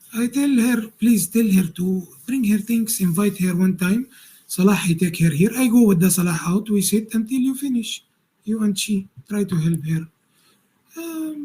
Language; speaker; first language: English; non-native, learner; Arabic